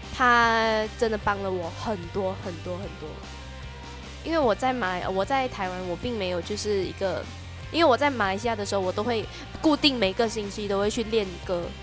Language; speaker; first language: Chinese; native; Chinese